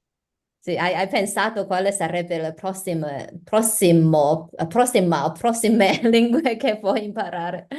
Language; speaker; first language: Italian; non-native, learner; Chinese